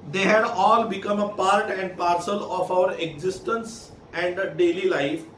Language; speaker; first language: English; non-native, local second language; Marathi